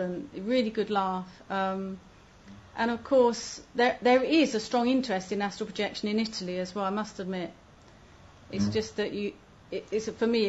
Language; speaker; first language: English; native; English